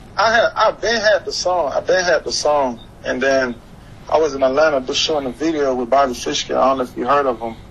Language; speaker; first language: English; early bilingual, other home language; Haitian Creole